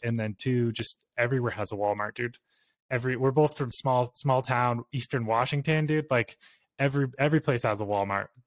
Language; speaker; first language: English; native; English